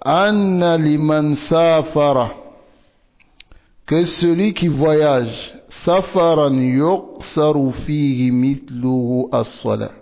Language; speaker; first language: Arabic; non-native, fluent; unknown